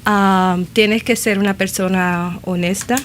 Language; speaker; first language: Spanish; early bilingual, other home language; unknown